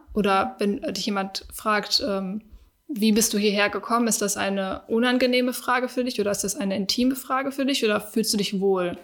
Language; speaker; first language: German; native; German